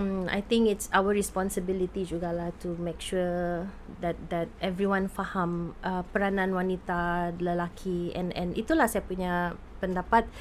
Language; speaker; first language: English; non-native, local second language; Malay